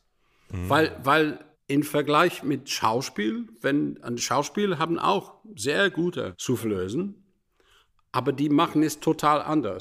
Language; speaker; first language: German; non-native, fluent; English